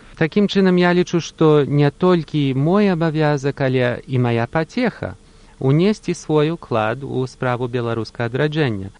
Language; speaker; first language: Belarusian; early bilingual, heritage; Belarusian